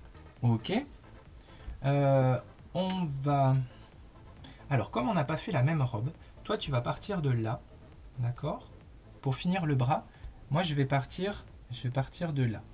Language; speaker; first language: French; native; French